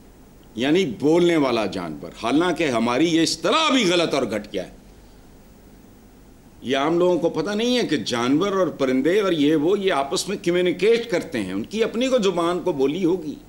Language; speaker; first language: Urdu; non-native, local second language; Punjabi